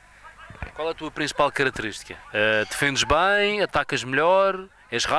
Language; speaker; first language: Portuguese; native; Portuguese